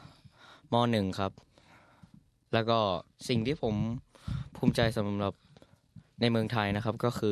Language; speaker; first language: Thai; early bilingual, heritage; Thai